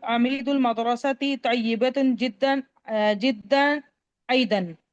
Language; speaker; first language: Arabic; non-native, learner; Urdu